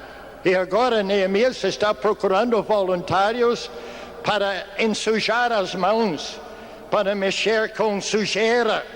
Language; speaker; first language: Portuguese; non-native, fluent; English